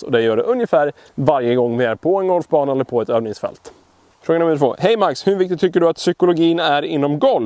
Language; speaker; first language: Swedish; native; Swedish